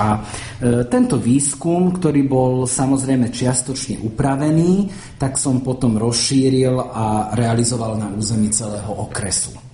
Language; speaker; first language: Slovak; native; Slovak